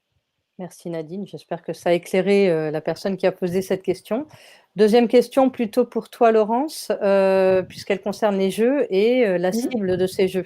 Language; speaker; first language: French; native; French